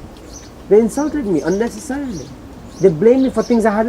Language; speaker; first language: English; early bilingual, heritage; Gujarati